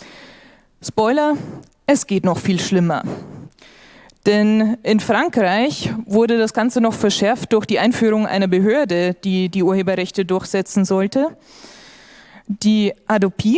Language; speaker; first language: German; native; German